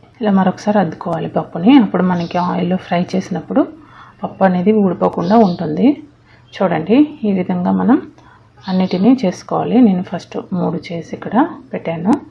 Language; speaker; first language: Telugu; native; Telugu